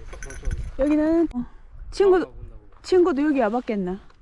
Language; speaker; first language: Korean; native; Korean